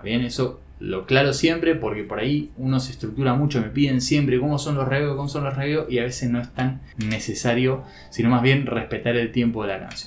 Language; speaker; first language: Spanish; native; Spanish